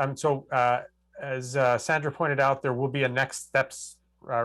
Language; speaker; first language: English; native; English